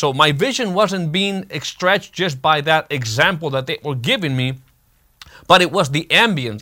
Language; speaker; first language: English; early bilingual, other home language; Spanish